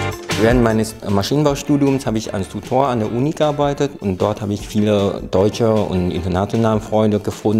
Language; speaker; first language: German; non-native, fluent; Vietnamese